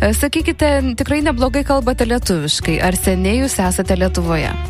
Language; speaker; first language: Lithuanian; native; Lithuanian